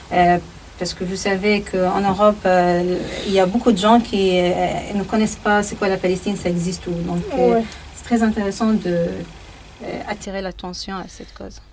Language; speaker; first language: French; non-native, fluent; Arabic